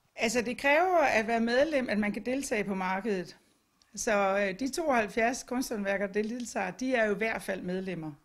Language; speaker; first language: Danish; native; Danish